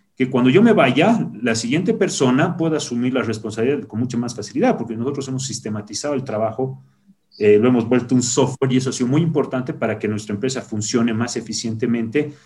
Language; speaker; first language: Spanish; native; Spanish